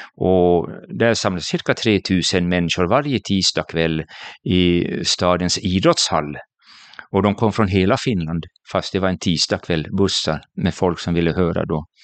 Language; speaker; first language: Swedish; native; Swedish